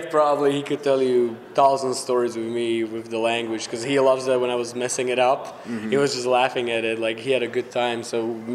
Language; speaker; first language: English; non-native, fluent; Slovak